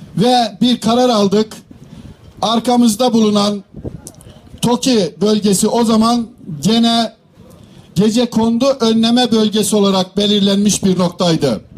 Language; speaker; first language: Turkish; native; Turkish